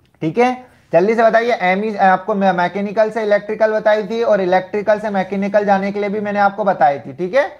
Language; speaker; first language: Hindi; native; Hindi